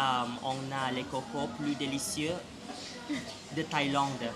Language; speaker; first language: French; non-native, fluent; Thai